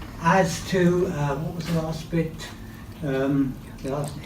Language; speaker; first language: English; native; English